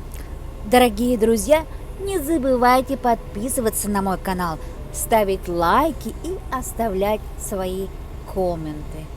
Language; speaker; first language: Russian; non-native, local second language; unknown